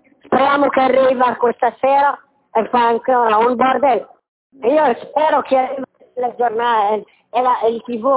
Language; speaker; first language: Italian; non-native, learner; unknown